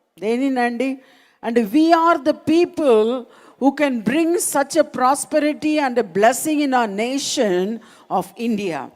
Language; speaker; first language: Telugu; non-native, local second language; Malayalam